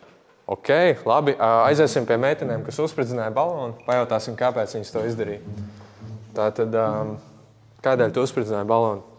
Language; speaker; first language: Latvian; native; Latvian